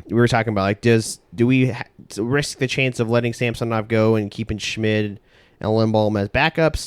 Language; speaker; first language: English; native; English